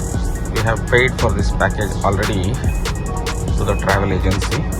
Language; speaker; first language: English; non-native, local second language; Kannada